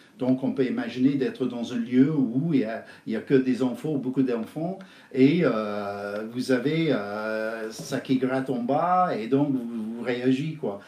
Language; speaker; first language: French; non-native, fluent; English